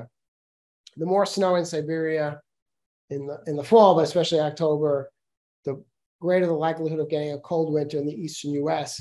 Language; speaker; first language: English; native; English